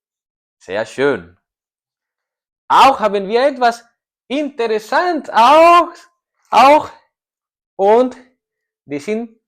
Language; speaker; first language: German; non-native, learner; Spanish